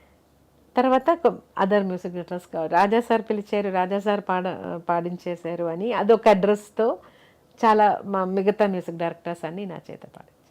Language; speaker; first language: Telugu; non-native, local second language; Malayalam